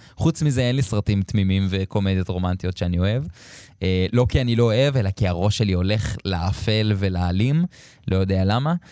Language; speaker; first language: Hebrew; native; Hebrew